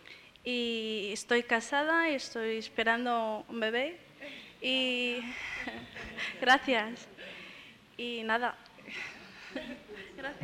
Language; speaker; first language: Spanish; non-native, fluent; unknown